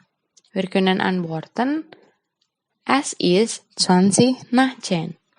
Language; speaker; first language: German; non-native, fluent; Indonesian